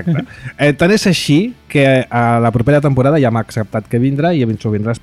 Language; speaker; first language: Catalan; native; Catalan